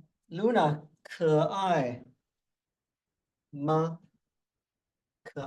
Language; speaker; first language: Chinese; non-native, fluent; English